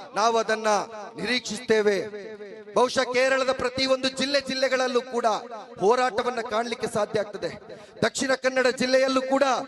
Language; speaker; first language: Kannada; non-native, local second language; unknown